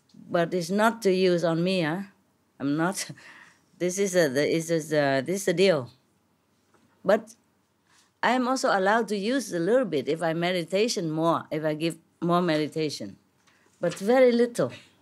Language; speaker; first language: English; non-native, fluent; Vietnamese